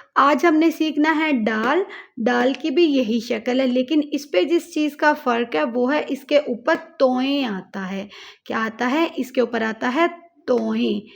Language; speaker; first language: Hindi; native; Hindi